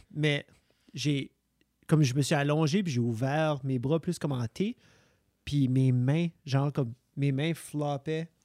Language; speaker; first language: French; native; French